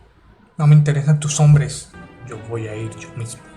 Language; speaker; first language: Spanish; native; Spanish